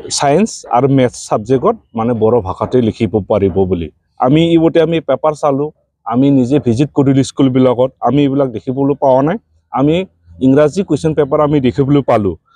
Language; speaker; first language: Assamese; non-native, local second language; Bodo